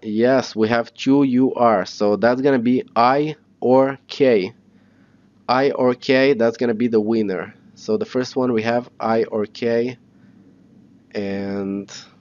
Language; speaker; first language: English; non-native, fluent; Hebrew